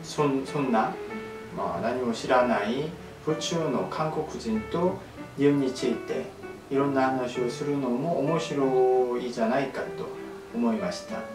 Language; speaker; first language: Japanese; non-native, fluent; Korean